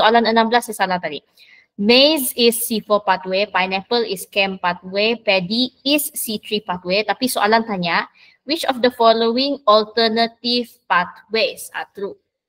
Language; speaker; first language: English; non-native, local second language; Malay